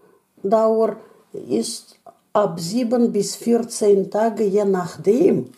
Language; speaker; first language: German; non-native, learner; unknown